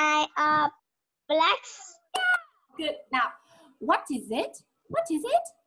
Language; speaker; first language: English; non-native, fluent; Vietnamese